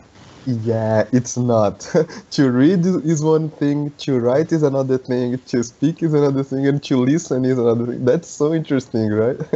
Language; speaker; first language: English; non-native, learner; Portuguese